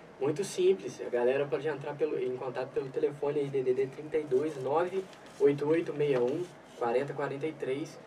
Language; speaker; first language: Portuguese; native; Portuguese